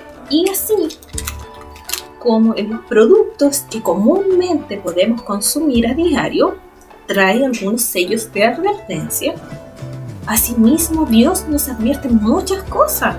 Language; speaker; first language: Spanish; native; Spanish